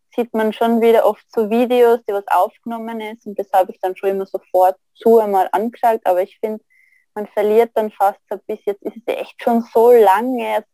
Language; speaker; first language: German; native; German